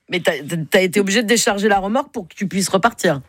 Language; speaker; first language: French; native; French